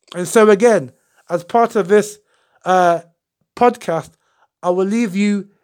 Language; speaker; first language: English; non-native, local second language; Akan